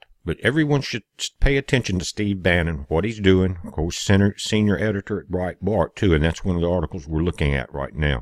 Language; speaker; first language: English; native; English